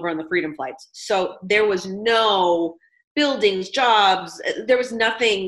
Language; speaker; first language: English; native; English